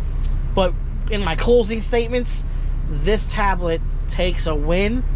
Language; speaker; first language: English; native; English